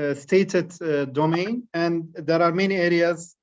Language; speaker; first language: English; non-native, fluent; Turkish